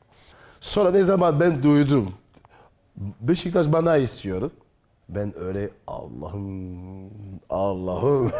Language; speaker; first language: Turkish; non-native, learner; French